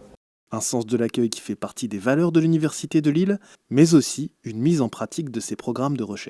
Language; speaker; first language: French; native; French